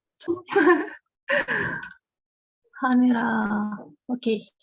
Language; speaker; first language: Korean; non-native, learner; Russian